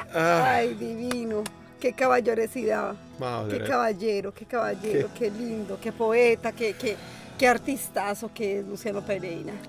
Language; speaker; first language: Spanish; native; Spanish